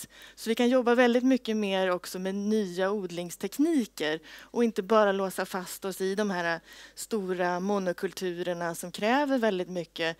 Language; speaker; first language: Swedish; native; Swedish